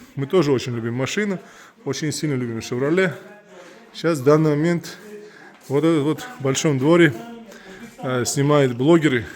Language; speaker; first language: Russian; non-native, local second language; Uzbek